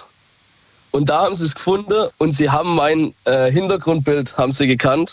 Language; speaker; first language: German; native; German